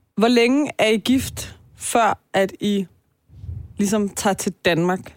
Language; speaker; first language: Danish; early bilingual, other home language; Persian